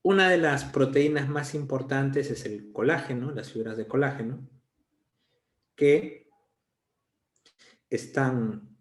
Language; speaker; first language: Spanish; native; Spanish